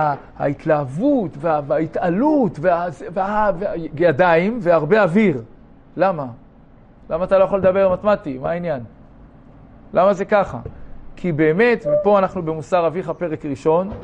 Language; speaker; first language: Hebrew; native; Hebrew